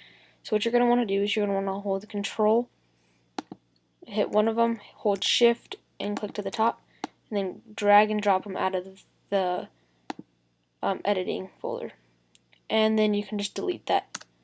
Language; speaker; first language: English; native; English